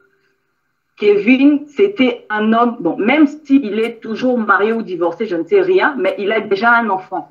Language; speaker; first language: French; non-native, local second language; Lingala